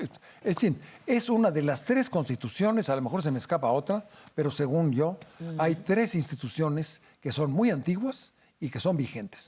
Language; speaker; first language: Spanish; native; Spanish